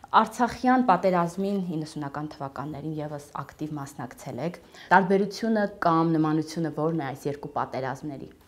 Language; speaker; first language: Armenian; native; Armenian